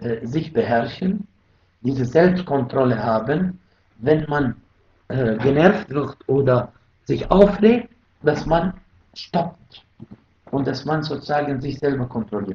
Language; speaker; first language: German; non-native, fluent; Arabic